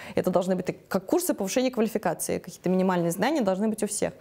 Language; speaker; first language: Russian; native; Russian